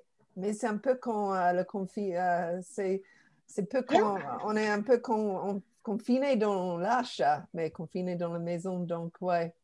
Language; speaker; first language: French; non-native, fluent; English